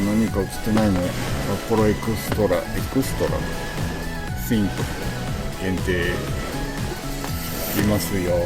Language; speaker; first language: Japanese; native; Japanese